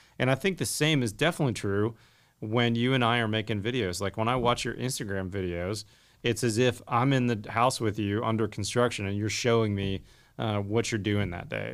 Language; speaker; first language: English; native; English